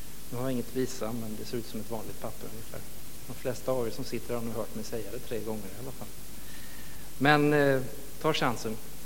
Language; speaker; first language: Swedish; native; Swedish